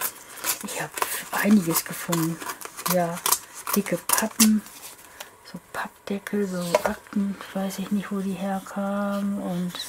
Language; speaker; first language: German; native; German